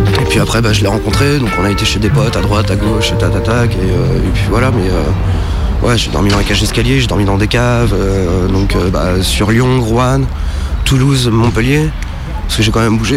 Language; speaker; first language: French; native; French